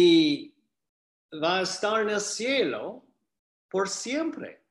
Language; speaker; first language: Spanish; non-native, fluent; English